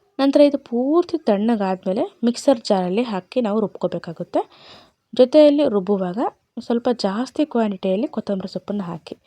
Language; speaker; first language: Kannada; non-native, local second language; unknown